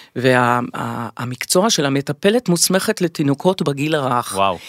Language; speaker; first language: Hebrew; native; Hebrew